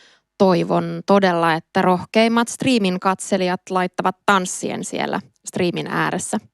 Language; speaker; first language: Finnish; native; Finnish